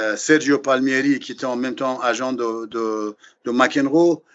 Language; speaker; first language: French; non-native, fluent; Persian